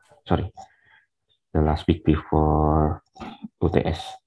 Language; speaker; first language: English; non-native, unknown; Indonesian